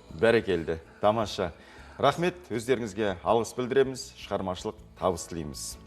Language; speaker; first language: Kazakh; native; Kazakh